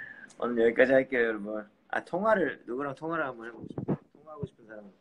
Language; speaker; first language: Korean; early bilingual, heritage; Korean